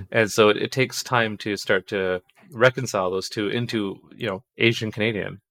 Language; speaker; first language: English; native; English